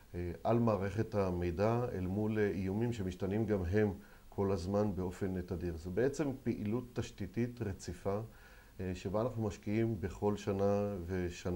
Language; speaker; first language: Hebrew; native; Hebrew